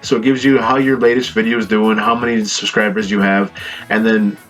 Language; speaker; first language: English; native; English